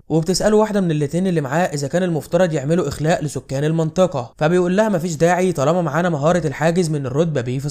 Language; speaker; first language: Arabic; native; Arabic